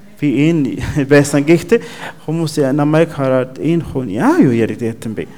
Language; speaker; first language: Mongolian; non-native, learner; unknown